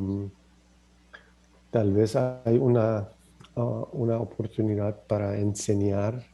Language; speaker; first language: Spanish; non-native, learner; English